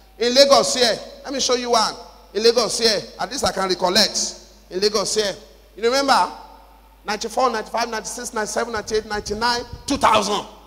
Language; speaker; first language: English; non-native, local second language; Yoruba